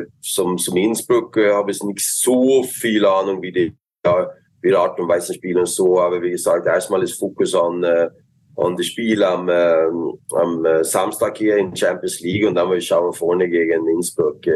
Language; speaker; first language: German; non-native, learner; Swedish